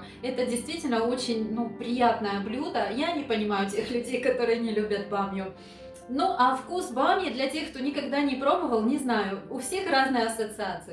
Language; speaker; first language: Russian; native; Russian